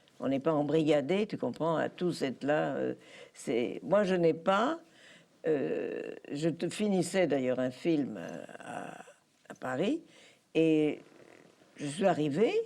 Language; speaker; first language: French; early bilingual, other home language; Polish